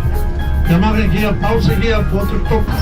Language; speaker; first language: German; non-native, fluent; Spanish